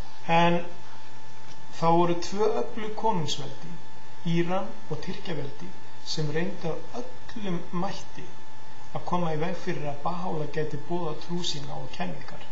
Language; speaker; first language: Icelandic; native; Icelandic